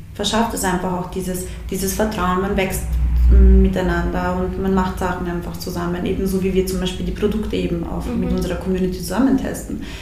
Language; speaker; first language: German; early bilingual, other home language; Bosnian